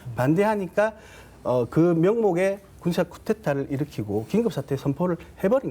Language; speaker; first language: Korean; native; Korean